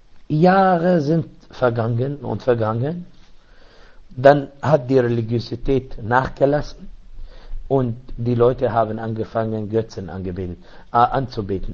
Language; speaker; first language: German; non-native, fluent; Arabic